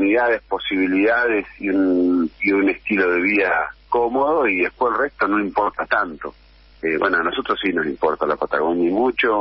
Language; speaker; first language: Spanish; native; Spanish